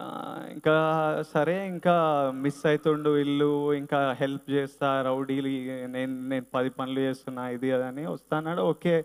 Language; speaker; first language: Telugu; native; Telugu